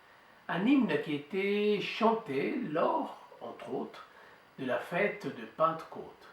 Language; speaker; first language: French; native; French